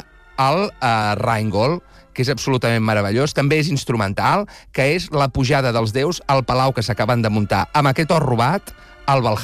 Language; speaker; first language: Catalan; native; Catalan